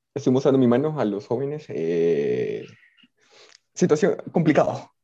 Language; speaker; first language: Spanish; native; Spanish